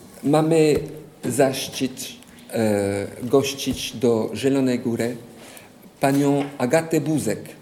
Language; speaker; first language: Polish; non-native, fluent; French